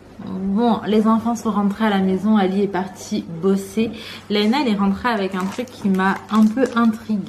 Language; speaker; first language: French; native; French